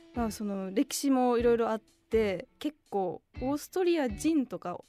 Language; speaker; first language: Japanese; non-native, fluent; German